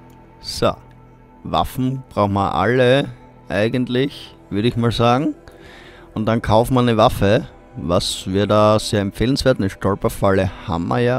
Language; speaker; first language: German; native; German